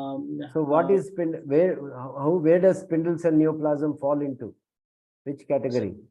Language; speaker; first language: English; non-native, local second language; Kannada